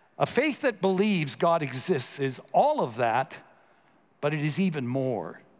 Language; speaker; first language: English; native; English